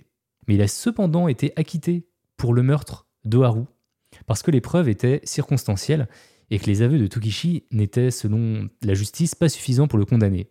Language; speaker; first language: French; native; French